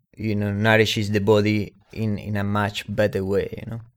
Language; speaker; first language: English; non-native, fluent; Spanish